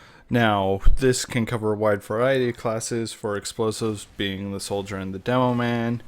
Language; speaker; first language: English; native; English